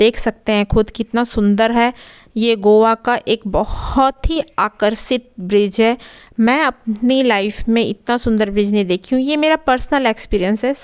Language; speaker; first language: Hindi; native; Hindi